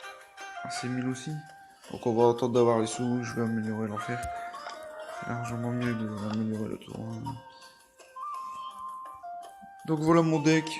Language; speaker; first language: French; native; French